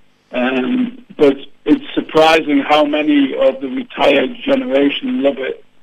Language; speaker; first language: English; native; English